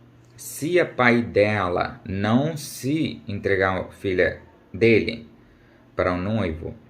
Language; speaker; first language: Portuguese; non-native, learner; Urdu